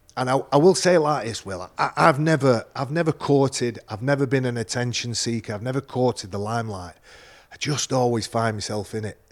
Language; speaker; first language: English; native; English